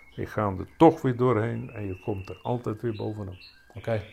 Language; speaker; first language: Dutch; native; Dutch